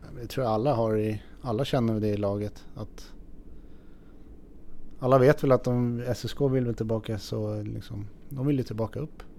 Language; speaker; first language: Swedish; native; Swedish